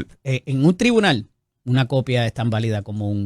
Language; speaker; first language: Spanish; native; Spanish